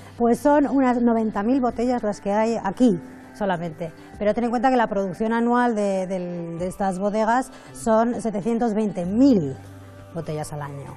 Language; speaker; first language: Spanish; native; Spanish